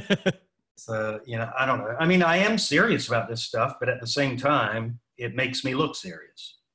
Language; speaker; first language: English; native; English